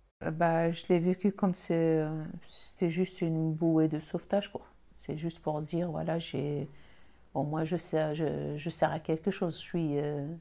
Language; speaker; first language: French; non-native, local second language; Arabic